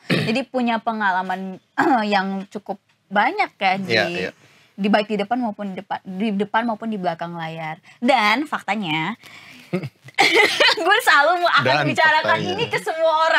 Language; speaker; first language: Indonesian; native; Indonesian